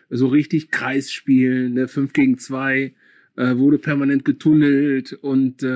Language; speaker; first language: German; early bilingual, other home language; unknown